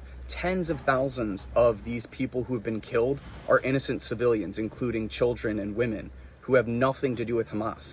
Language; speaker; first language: English; native; English